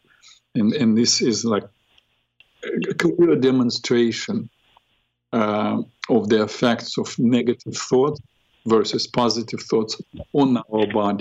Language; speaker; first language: English; non-native, fluent; Russian